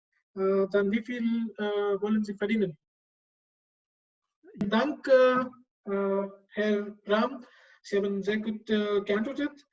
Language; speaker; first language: German; non-native, learner; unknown